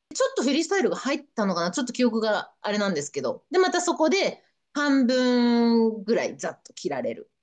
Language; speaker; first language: Japanese; native; Japanese